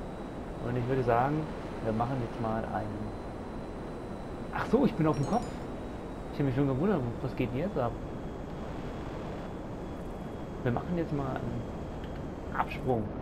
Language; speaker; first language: German; native; German